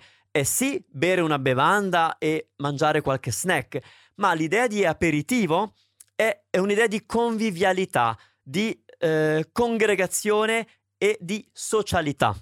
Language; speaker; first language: Italian; native; Italian